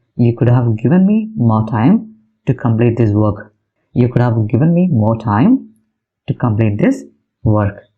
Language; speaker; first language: English; non-native, local second language; Malayalam